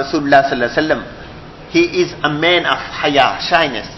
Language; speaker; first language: English; non-native, local second language; Urdu